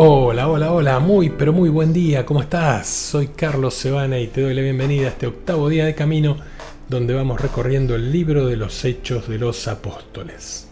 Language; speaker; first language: Spanish; native; Spanish